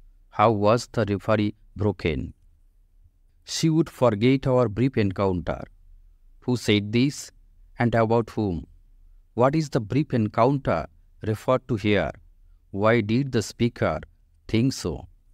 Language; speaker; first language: English; non-native, local second language; Bangla